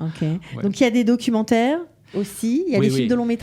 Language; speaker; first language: French; native; French